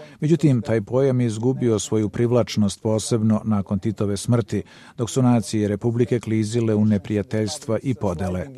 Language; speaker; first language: Bosnian; native; Bosnian